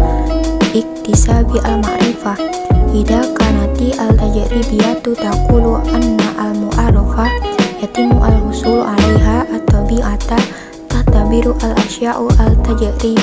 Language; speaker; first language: Arabic; non-native, learner; Indonesian